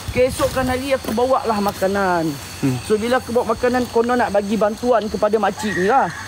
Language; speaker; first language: Malay; native; Malay